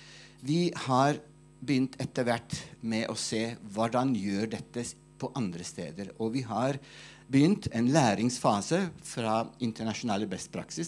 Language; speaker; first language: Norwegian; non-native, fluent; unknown